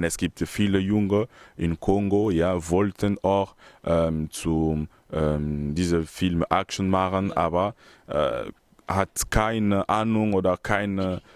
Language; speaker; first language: German; non-native, learner; Lingala